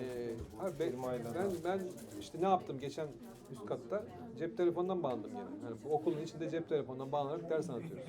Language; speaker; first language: Turkish; native; Turkish